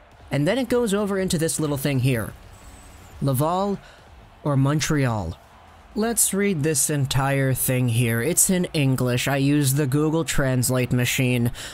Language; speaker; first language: English; native; English